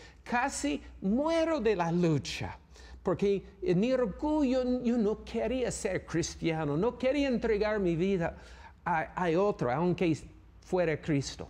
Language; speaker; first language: Spanish; non-native, fluent; English